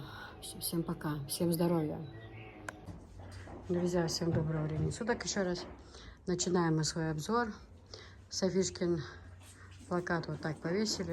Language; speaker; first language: Russian; non-native, local second language; Chechen